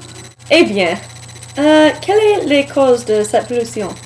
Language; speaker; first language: French; non-native, learner; English